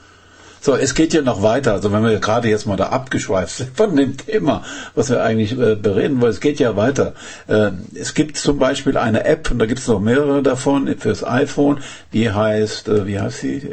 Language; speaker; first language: German; native; German